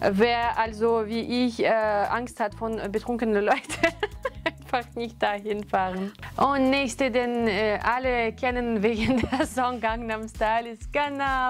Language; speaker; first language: German; non-native, fluent; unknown